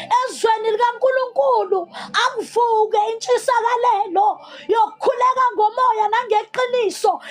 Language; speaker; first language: Zulu; non-native, local second language; Southern Sotho